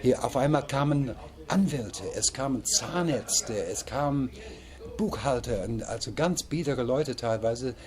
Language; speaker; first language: German; non-native, fluent; English